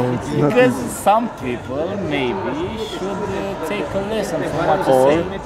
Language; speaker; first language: English; non-native, learner; Romanian